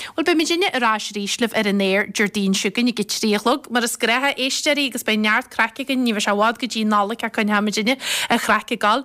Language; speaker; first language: Irish; native; Irish